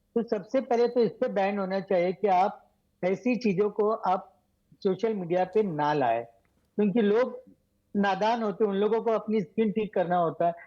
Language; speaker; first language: Hindi; native; Hindi